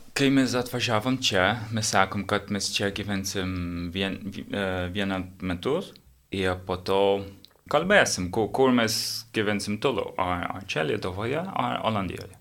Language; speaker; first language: Lithuanian; non-native, learner; English